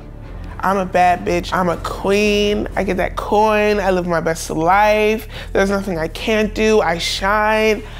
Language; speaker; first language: English; native; English